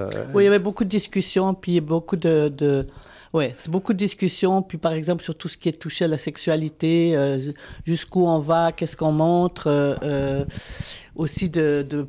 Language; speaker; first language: French; native; French